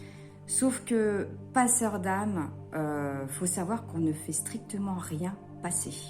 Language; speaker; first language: French; native; French